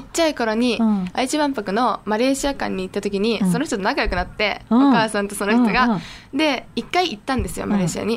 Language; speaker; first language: Japanese; native; Japanese